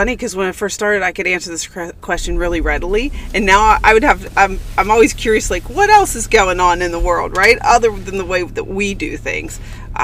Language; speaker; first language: English; native; English